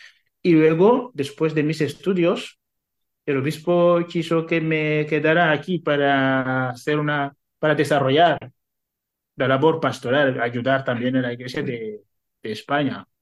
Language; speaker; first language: Spanish; non-native, fluent; Kinyarwanda